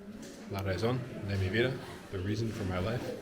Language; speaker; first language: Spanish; non-native, learner; English